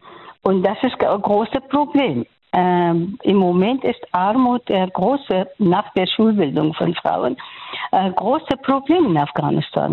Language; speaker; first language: German; non-native, fluent; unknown